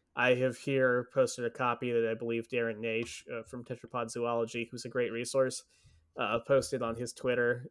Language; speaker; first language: English; native; English